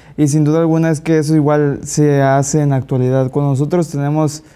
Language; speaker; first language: Spanish; native; Spanish